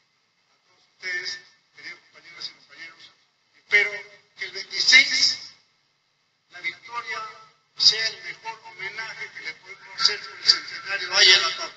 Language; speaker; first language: Spanish; native; Spanish